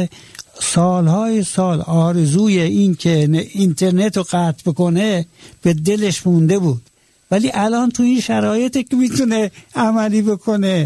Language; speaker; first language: Persian; native; Persian